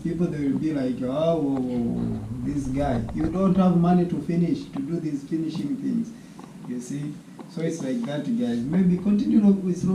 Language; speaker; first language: English; non-native, local second language; Swahili